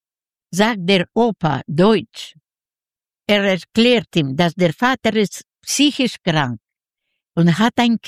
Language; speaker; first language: German; non-native, learner; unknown